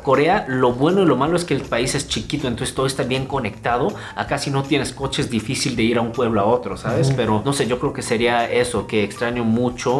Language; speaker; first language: Spanish; non-native, fluent; Korean